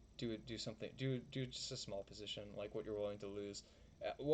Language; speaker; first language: English; native; English